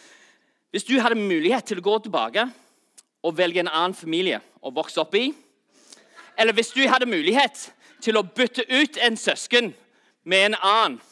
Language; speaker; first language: Norwegian; non-native, fluent; English